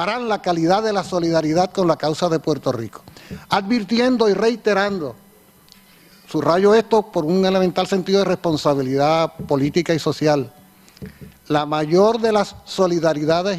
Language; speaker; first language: Spanish; native; Spanish